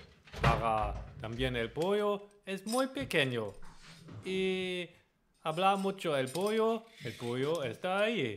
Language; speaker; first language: Spanish; non-native, learner; German